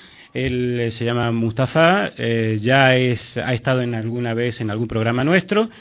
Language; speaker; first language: Spanish; native; Spanish